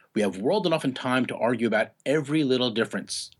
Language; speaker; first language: English; native; English